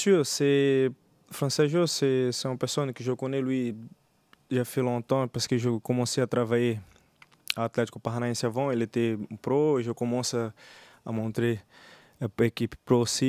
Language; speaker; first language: French; non-native, learner; Portuguese